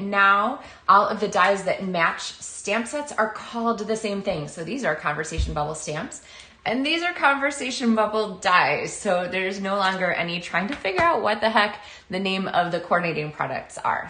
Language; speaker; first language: English; native; English